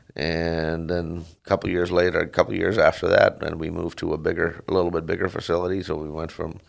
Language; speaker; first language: English; non-native, fluent; Dutch